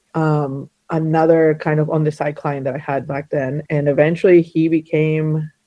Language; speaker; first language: English; early bilingual, other home language; Spanish